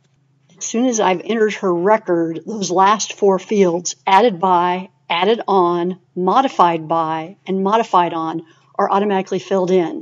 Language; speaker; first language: English; native; English